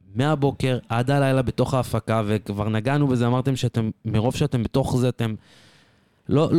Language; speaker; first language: Hebrew; native; Hebrew